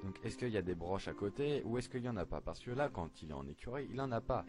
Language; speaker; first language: French; native; French